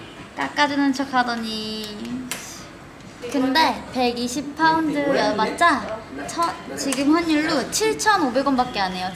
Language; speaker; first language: Korean; native; Korean